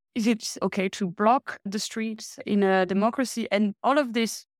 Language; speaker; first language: English; non-native, fluent; French